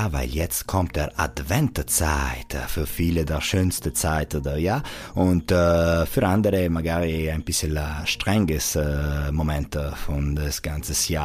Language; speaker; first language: German; non-native, local second language; Italian